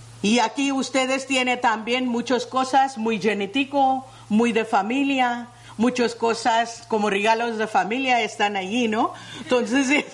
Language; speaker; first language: Spanish; non-native, learner; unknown